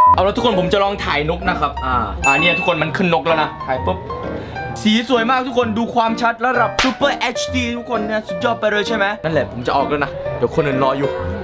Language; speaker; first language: Thai; early bilingual, other home language; Korean